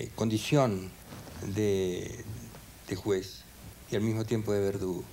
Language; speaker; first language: Spanish; native; Spanish